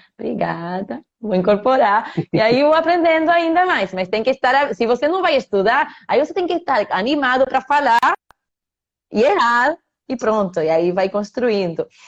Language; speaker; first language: Portuguese; non-native, fluent; Spanish